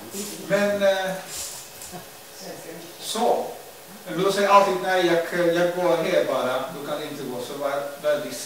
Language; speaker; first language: Swedish; non-native, learner; Dutch